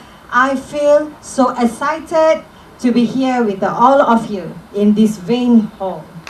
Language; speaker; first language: English; non-native, local second language; Malay